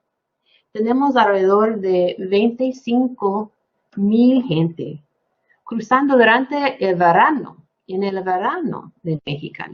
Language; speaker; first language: Spanish; non-native, fluent; English